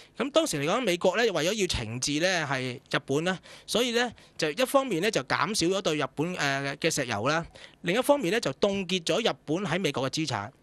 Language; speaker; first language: Cantonese; native; Cantonese